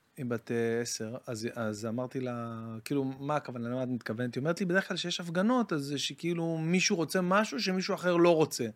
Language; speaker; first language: Hebrew; native; Hebrew